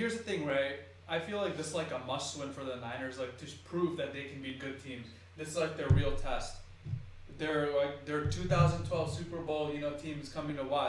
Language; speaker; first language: English; native; English